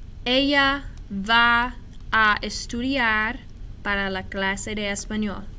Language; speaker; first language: Spanish; non-native, fluent; English